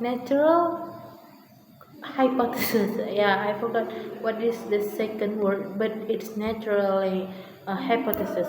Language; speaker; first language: English; non-native, learner; Indonesian